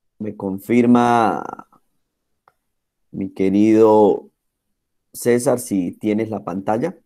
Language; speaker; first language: Spanish; native; Spanish